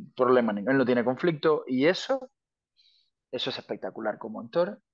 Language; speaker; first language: Spanish; native; Spanish